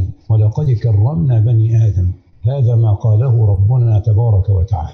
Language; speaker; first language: Arabic; native; Arabic